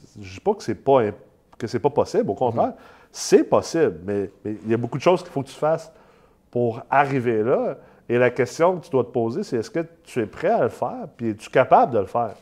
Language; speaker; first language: French; native; French